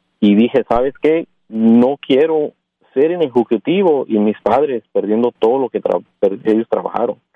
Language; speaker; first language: Spanish; early bilingual, heritage; Spanish